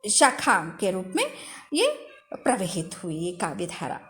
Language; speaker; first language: Hindi; non-native, local second language; Telugu